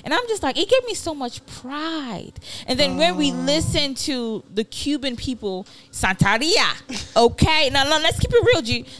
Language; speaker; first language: English; non-native, local second language; Yoruba